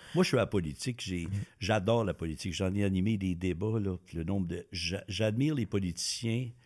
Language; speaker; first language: French; native; French